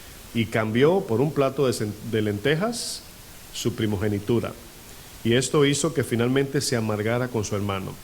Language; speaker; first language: Spanish; native; Spanish